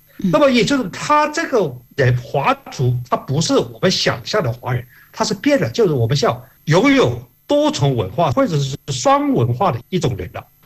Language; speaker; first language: Chinese; non-native, local second language; Hakka Chinese